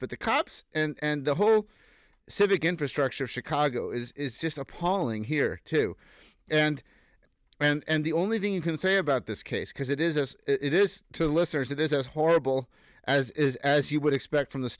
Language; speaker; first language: English; native; English